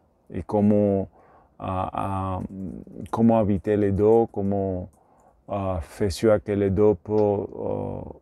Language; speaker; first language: French; non-native, learner; Spanish